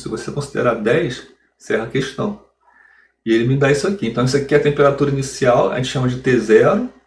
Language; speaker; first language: Portuguese; native; Portuguese